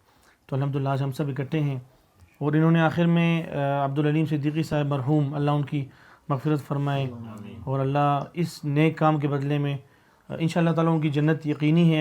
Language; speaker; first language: Hindi; non-native, local second language; Pashto